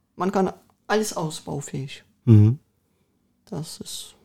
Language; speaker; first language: German; early bilingual, other home language; Russian